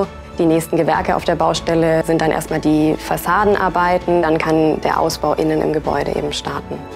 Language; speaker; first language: German; native; German